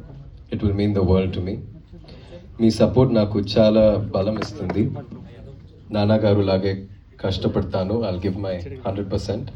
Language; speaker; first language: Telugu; non-native, learner; Tamil